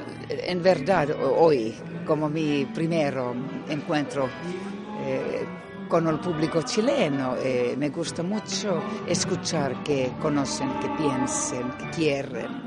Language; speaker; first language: Spanish; non-native, learner; Finnish